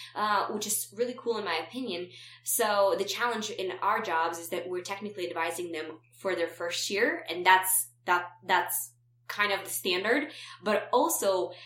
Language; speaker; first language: English; non-native, fluent; Romanian